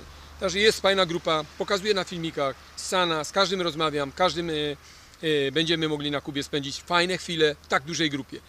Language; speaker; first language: Polish; native; Polish